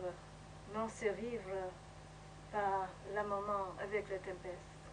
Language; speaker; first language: French; non-native, learner; English